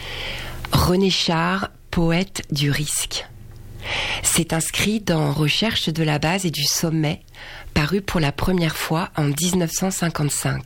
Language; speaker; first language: French; native; French